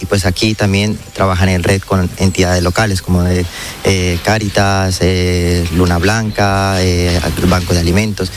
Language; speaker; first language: Spanish; native; Spanish